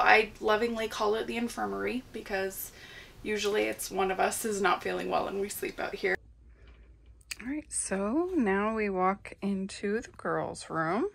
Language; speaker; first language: English; native; English